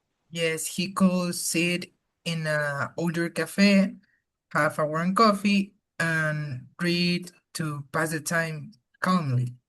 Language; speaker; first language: English; non-native, learner; Spanish